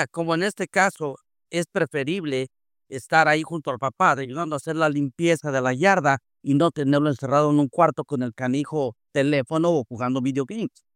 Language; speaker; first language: Spanish; native; Spanish